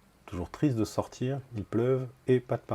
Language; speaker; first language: French; native; French